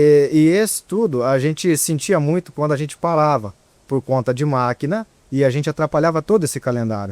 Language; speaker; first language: Portuguese; native; Portuguese